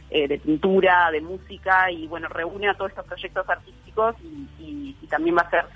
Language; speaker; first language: Spanish; native; Spanish